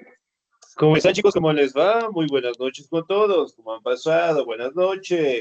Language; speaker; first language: Spanish; native; Spanish